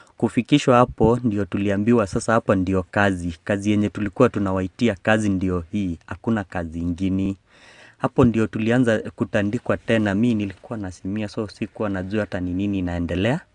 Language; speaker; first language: Swahili; non-native, local second language; Kamba